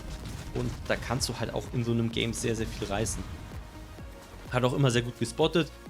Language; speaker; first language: German; native; German